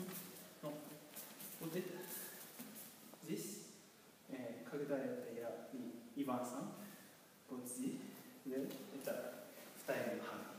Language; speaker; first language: Russian; non-native, learner; Japanese